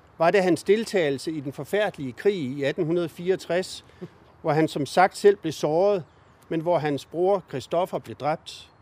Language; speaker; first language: Danish; native; Danish